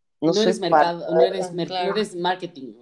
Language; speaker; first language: Spanish; native; Spanish